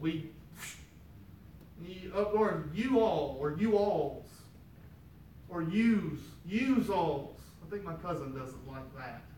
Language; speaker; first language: English; native; English